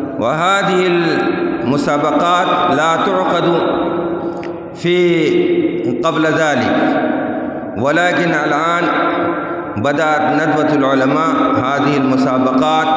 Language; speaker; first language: Arabic; non-native, fluent; Urdu